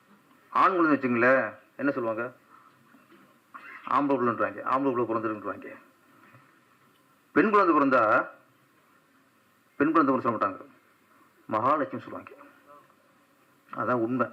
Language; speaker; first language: Tamil; native; Tamil